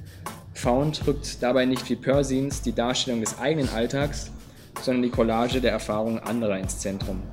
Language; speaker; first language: German; native; German